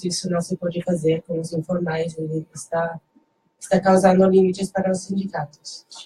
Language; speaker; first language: Portuguese; non-native, learner; Dutch